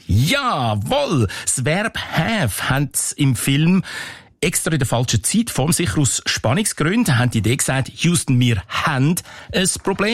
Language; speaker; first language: German; native; German